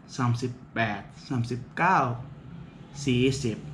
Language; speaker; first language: Thai; non-native, learner; Indonesian